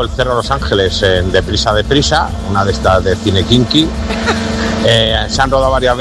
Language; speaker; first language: Spanish; native; Spanish